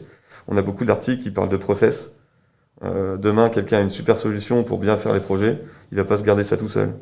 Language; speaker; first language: French; native; French